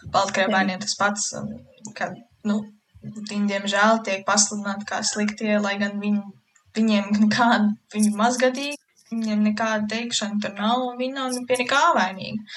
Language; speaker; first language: Latvian; early bilingual, heritage; Latvian